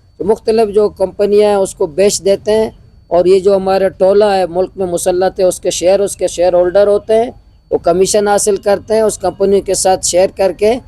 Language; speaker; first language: Urdu; non-native, local second language; Baluchi